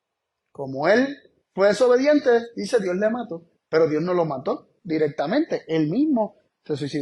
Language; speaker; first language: Spanish; native; Spanish